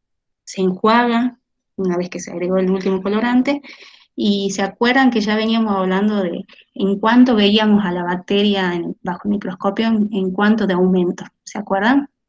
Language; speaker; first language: Spanish; native; Spanish